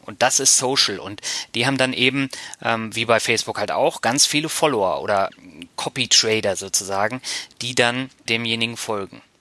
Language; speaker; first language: German; native; German